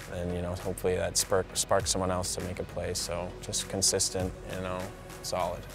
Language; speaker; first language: English; native; English